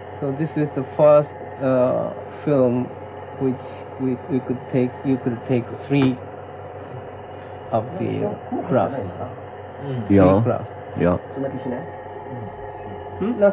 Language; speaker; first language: English; non-native, learner; Japanese